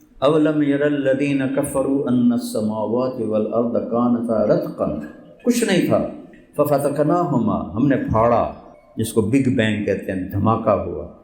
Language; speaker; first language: Urdu; non-native, local second language; Punjabi